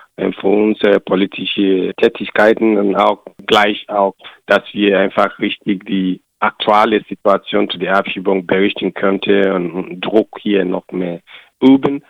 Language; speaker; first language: German; non-native, learner; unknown